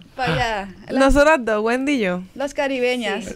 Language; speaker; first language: Spanish; native; Spanish